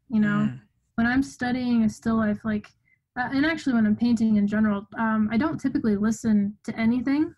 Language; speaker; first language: English; native; English